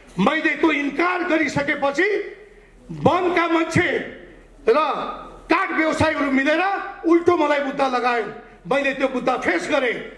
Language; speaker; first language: Nepali; native; Nepali